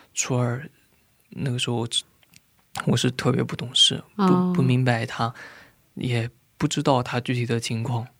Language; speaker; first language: Chinese; native; Chinese